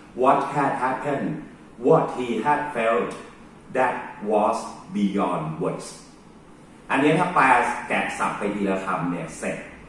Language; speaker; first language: Thai; native; Thai